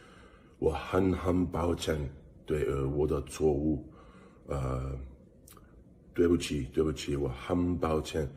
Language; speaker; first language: Chinese; non-native, learner; English